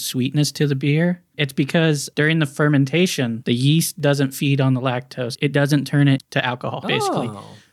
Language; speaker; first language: English; native; English